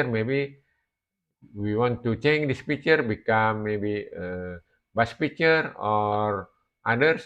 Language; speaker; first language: English; non-native, learner; Indonesian